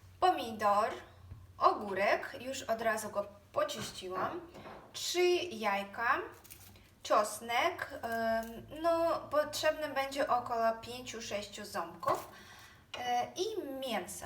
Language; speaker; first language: Polish; non-native, fluent; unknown